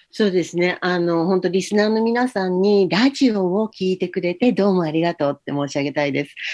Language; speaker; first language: Japanese; non-native, fluent; English